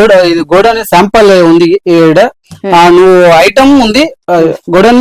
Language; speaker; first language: Telugu; non-native, learner; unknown